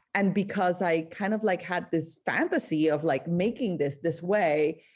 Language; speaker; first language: English; non-native, fluent; Spanish